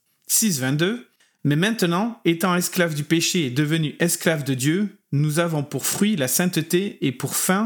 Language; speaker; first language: French; native; French